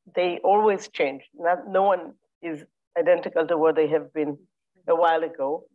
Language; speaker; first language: English; non-native, fluent; Hebrew